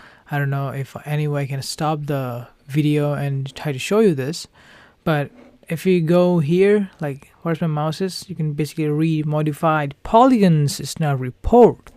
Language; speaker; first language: English; non-native, fluent; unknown